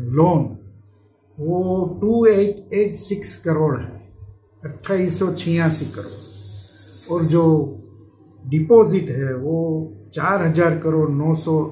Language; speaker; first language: Hindi; non-native, local second language; Gujarati